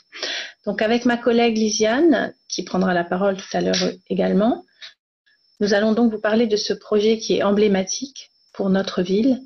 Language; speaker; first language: French; native; French